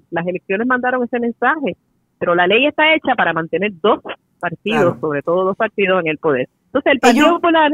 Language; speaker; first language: Spanish; native; Spanish